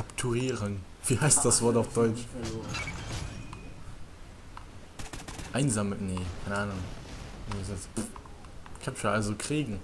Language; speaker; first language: German; native; German